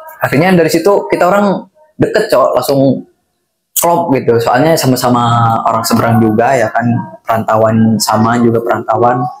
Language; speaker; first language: Indonesian; native; Indonesian